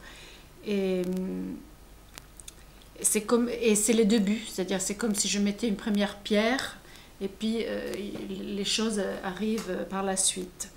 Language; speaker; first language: French; non-native, fluent; Italian